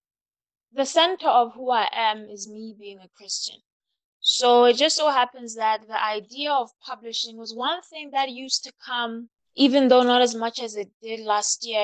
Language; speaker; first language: English; non-native, local second language; Southern Sotho